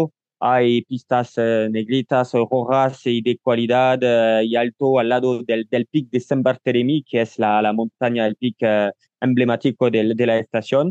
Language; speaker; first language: Spanish; non-native, learner; French